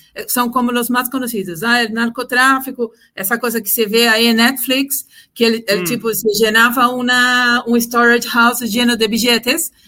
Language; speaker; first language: Spanish; non-native, fluent; Portuguese